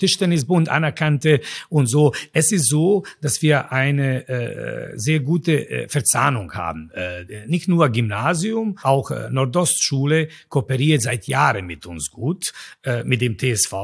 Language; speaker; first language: German; non-native, fluent; Croatian